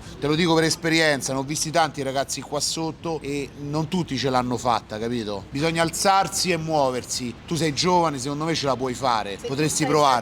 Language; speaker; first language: Italian; native; Italian